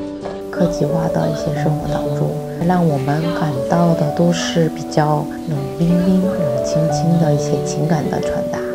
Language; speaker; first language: Chinese; non-native, fluent; Korean